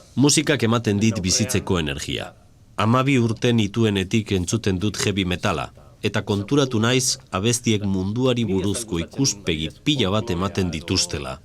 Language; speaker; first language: Basque; non-native, local second language; Spanish